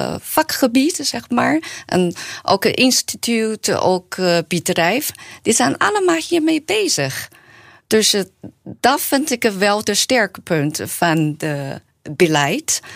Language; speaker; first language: Dutch; non-native, learner; Chinese